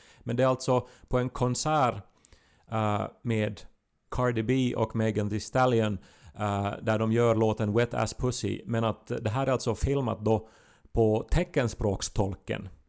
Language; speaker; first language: Swedish; native; Swedish